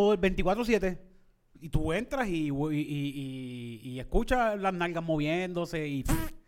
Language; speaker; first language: Spanish; native; Spanish